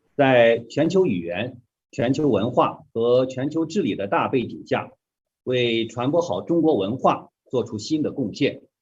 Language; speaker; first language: Chinese; native; Chinese